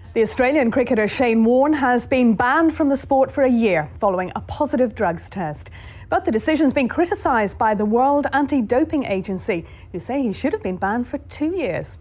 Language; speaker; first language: English; native; English